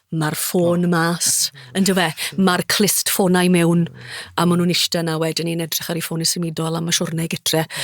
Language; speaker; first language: Welsh; native; Welsh